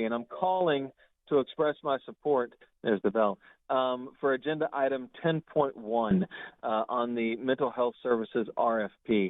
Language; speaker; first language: English; native; English